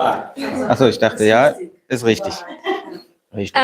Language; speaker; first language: German; native; German